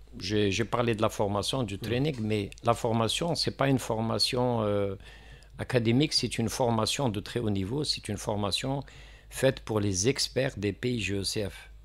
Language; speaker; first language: French; non-native, local second language; Kabyle